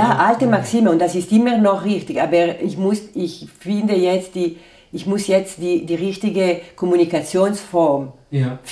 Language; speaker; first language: German; non-native, fluent; Italian